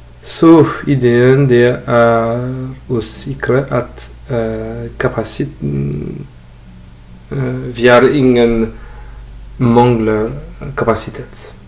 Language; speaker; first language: Norwegian; non-native, fluent; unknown